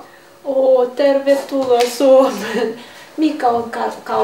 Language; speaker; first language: Finnish; non-native, learner; Russian